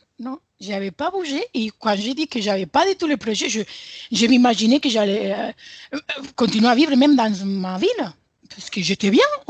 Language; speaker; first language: French; non-native, fluent; Spanish